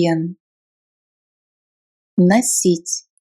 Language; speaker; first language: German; non-native, fluent; Russian